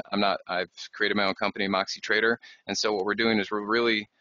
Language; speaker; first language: English; native; English